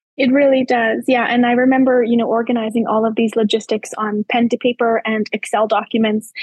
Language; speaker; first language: English; native; English